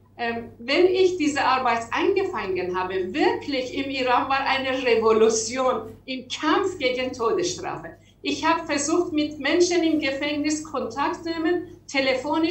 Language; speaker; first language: German; non-native, learner; Persian